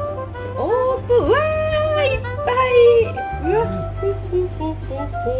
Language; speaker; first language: Japanese; native; Japanese